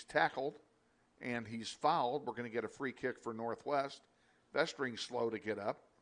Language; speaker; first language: English; native; English